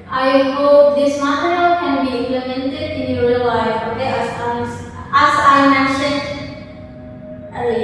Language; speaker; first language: English; non-native, fluent; Indonesian